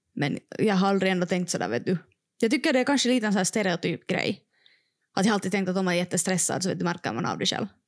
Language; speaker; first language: Swedish; non-native, local second language; Finnish